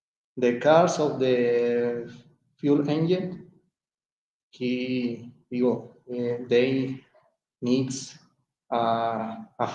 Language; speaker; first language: English; non-native, learner; Spanish